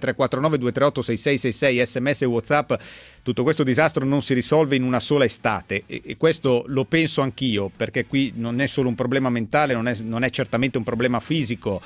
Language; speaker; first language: Italian; native; Italian